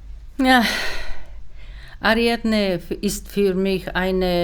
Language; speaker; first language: German; non-native, learner; Czech